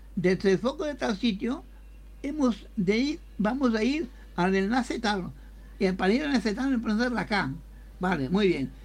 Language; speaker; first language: Spanish; native; Spanish